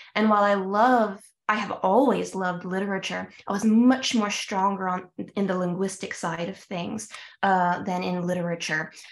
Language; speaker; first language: English; early bilingual, other home language; French